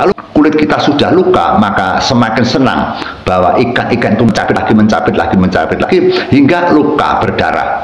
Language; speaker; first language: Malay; non-native, local second language; Javanese